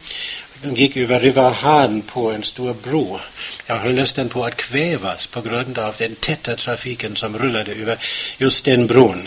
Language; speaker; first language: Swedish; non-native, fluent; German